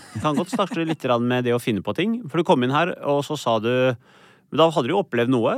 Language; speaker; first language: Norwegian; early bilingual, other home language; Urdu